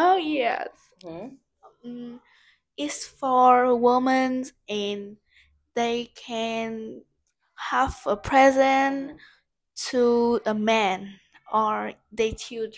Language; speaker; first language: English; non-native, learner; Vietnamese